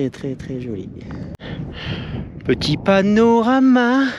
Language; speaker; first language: French; native; French